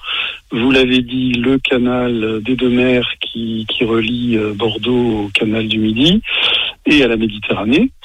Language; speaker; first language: French; native; French